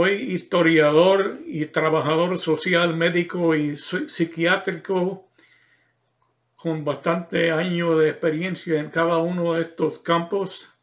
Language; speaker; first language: Spanish; non-native, fluent; English